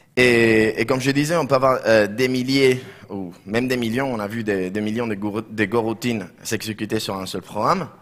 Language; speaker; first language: French; non-native, fluent; Spanish